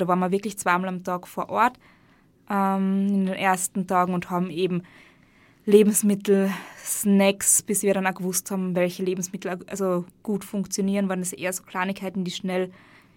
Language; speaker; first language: German; native; German